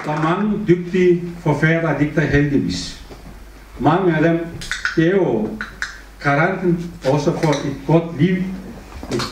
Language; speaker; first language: Danish; non-native, fluent; Turkish